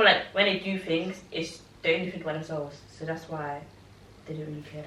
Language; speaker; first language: English; native; English